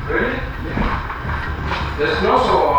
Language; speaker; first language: English; non-native, learner; Spanish